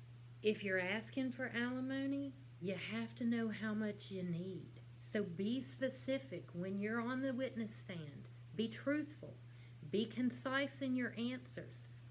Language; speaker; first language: English; native; English